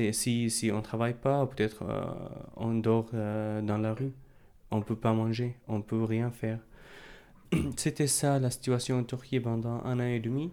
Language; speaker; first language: French; non-native, fluent; Arabic